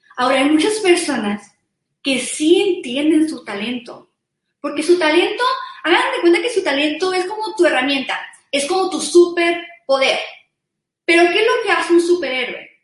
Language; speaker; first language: Spanish; early bilingual, heritage; Spanish